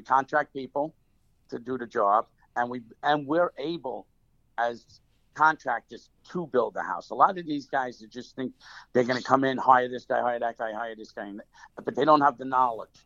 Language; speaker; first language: English; native; English